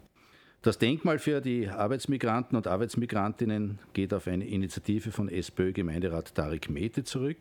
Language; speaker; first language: German; native; German